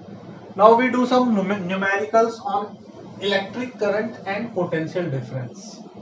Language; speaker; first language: English; non-native, local second language; Hindi